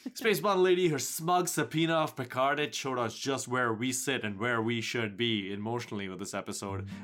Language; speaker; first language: English; non-native, local second language; Hindi